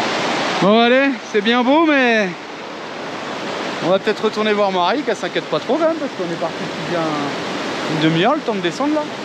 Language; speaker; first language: French; native; French